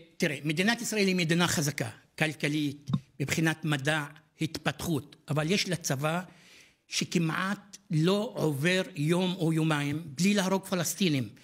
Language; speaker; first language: Hebrew; non-native, local second language; Arabic